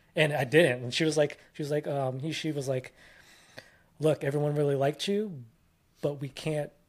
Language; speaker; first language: English; early bilingual, other home language; Filipino